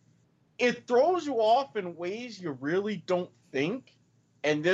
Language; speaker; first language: English; native; English